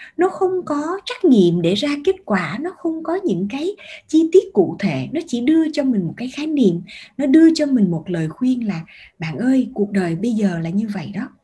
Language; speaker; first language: Vietnamese; early bilingual, heritage; Vietnamese